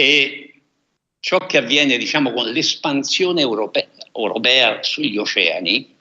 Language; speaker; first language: Italian; native; Italian